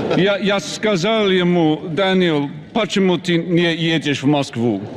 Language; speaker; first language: Russian; non-native, learner; English